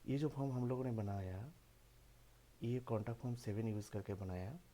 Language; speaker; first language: Hindi; non-native, local second language; Bangla